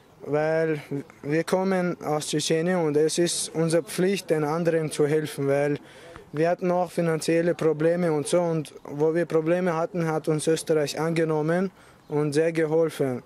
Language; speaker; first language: German; early bilingual, other home language; Chechen